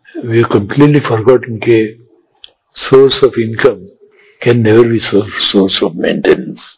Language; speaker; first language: English; non-native, local second language; Gujarati